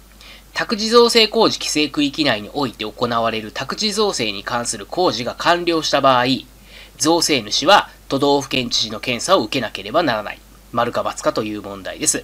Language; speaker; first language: Japanese; native; Japanese